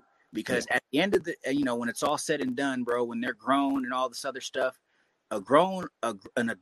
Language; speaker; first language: English; native; English